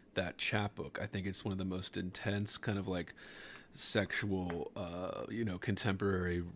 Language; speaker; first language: English; native; English